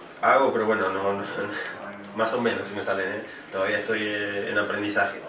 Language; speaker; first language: Spanish; native; Spanish